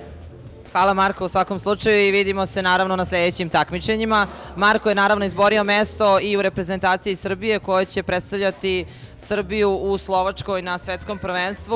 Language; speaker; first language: Bosnian; native; Bosnian